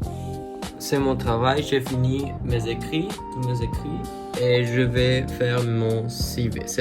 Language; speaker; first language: French; non-native, learner; Spanish